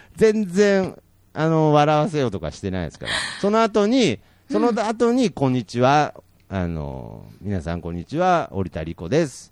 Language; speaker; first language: Japanese; native; Japanese